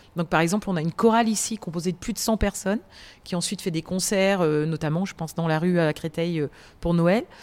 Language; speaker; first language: French; native; French